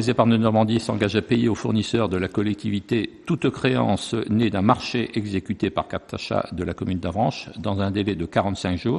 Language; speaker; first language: French; native; French